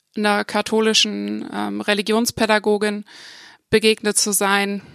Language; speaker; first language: German; native; German